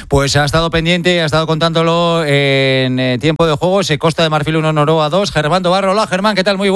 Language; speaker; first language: Spanish; native; Spanish